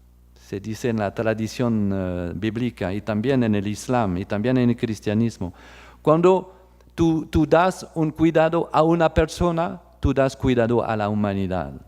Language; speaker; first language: Spanish; non-native, fluent; French